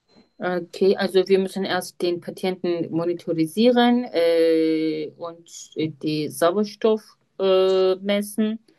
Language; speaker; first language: German; non-native, fluent; Turkish